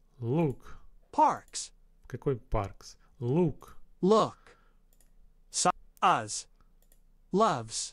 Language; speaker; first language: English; non-native, learner; Russian